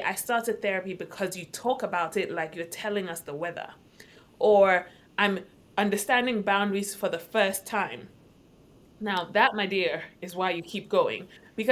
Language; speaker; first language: English; non-native, local second language; Akan